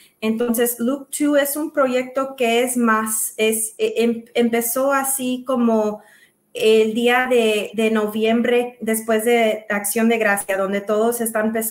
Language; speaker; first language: Spanish; early bilingual, other home language; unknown